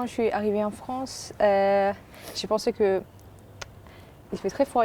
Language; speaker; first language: French; non-native, learner; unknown